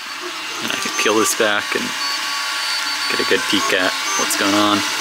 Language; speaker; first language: English; native; English